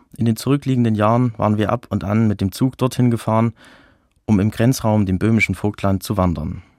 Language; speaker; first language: German; native; German